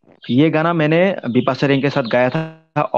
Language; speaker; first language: Hindi; non-native, local second language; Kok Borok